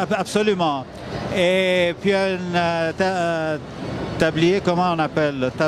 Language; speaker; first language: French; non-native, fluent; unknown